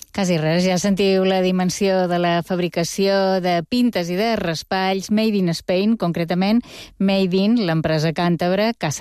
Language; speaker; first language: Catalan; native; Catalan